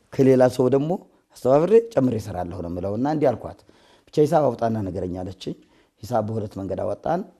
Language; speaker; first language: Amharic; native; Amharic